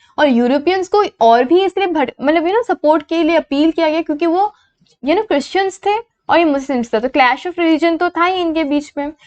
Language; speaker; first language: Hindi; non-native, local second language; Assamese